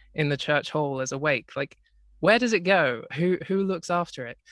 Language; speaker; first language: English; native; English